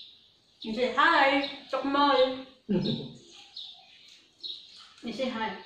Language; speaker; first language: Chinese; non-native, learner; Filipino